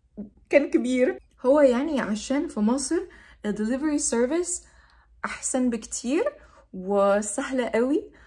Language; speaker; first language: Arabic; non-native, learner; English